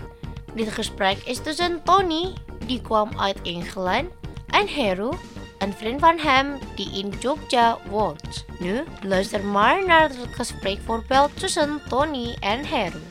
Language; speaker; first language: Dutch; non-native, learner; Indonesian